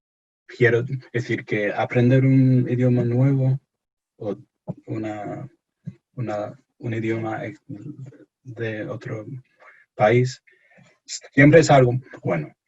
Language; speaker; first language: Spanish; non-native, fluent; English